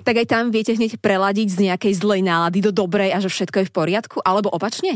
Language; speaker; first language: Slovak; native; Slovak